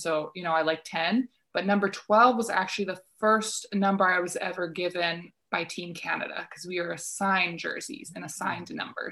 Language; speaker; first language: English; native; English